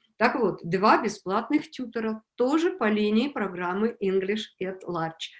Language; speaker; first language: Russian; native; Russian